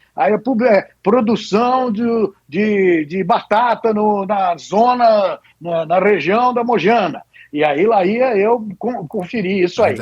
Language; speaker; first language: Portuguese; native; Portuguese